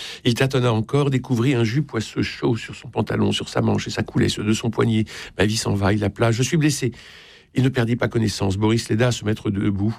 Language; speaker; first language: French; native; French